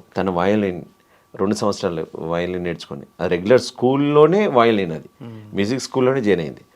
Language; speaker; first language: Telugu; native; Telugu